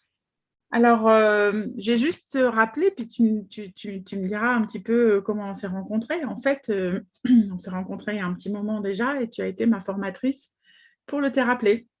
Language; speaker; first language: French; native; French